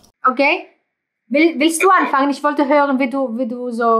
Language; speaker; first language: German; non-native, fluent; Greek